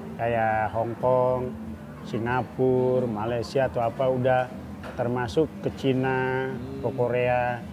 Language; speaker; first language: Indonesian; native; Indonesian